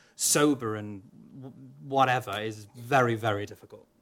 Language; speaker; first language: English; non-native, local second language; Welsh